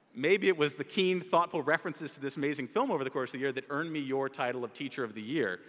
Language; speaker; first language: English; native; English